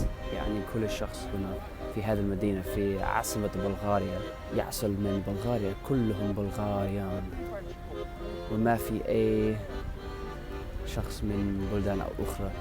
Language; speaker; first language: Arabic; non-native, learner; English